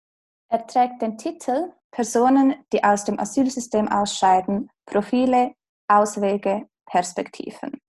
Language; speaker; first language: German; native; German